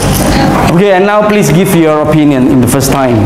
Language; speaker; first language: English; non-native, fluent; Indonesian